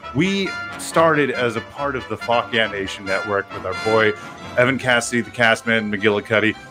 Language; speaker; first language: English; native; English